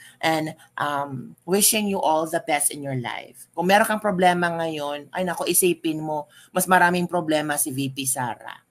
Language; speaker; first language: Filipino; non-native, local second language; Cebuano